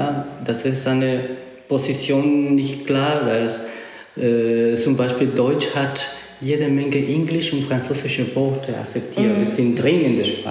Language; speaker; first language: German; non-native, learner; Spanish